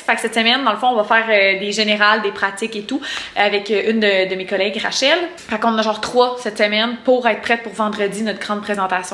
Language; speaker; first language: French; native; French